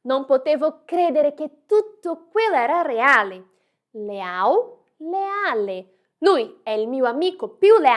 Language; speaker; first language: Italian; non-native, fluent; Portuguese